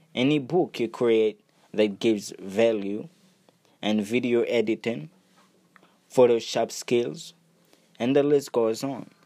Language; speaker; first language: English; non-native, fluent; Haitian Creole